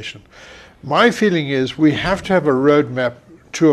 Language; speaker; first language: English; native; English